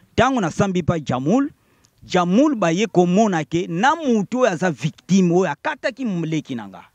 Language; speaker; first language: Lingala; non-native, local second language; Kongo